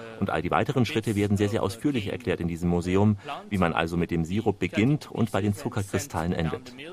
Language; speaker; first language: German; native; German